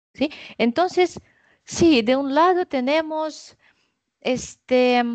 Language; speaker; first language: Spanish; non-native, fluent; Russian